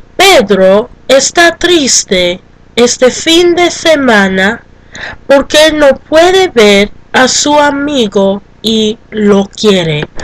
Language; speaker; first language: Spanish; non-native, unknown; English